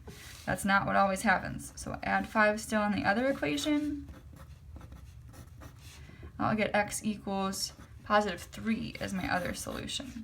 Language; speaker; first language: English; native; English